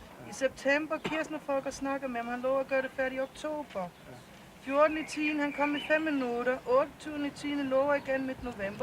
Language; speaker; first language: Danish; native; Danish